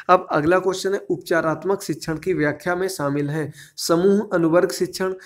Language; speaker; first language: Hindi; native; Hindi